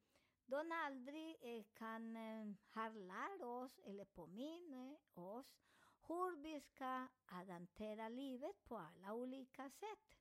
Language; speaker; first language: Swedish; non-native, fluent; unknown